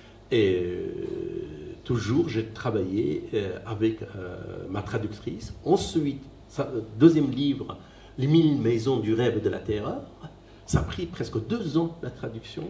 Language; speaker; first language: French; non-native, fluent; Persian